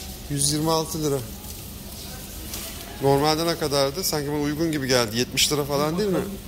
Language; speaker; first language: Turkish; native; Turkish